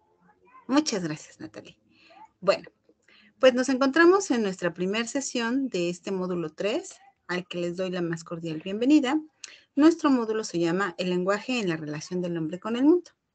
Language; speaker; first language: Spanish; native; Spanish